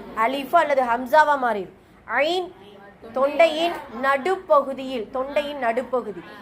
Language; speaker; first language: Tamil; native; Tamil